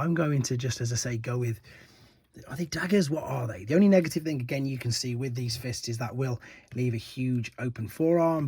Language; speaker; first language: English; native; English